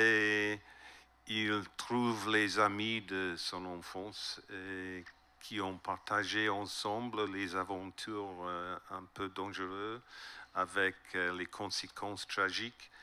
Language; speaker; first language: French; non-native, learner; English